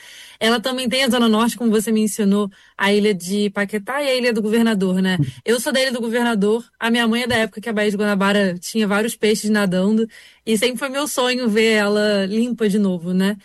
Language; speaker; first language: Portuguese; native; Portuguese